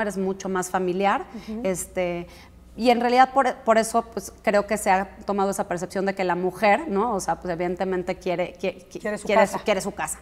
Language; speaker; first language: Spanish; native; Spanish